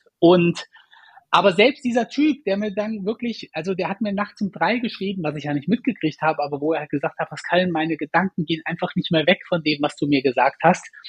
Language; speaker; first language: German; native; German